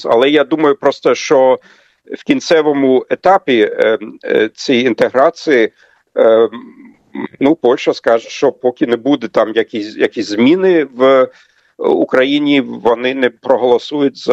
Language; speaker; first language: Ukrainian; non-native, fluent; German